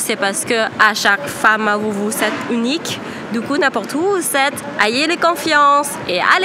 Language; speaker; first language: French; non-native, fluent; Thai